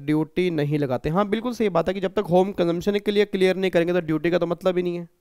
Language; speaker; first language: Hindi; native; Hindi